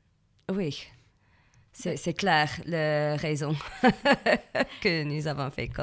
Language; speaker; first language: French; non-native, learner; English